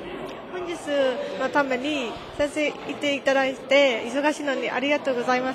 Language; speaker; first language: Japanese; non-native, learner; Burmese